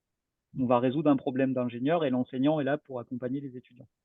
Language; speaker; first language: French; native; French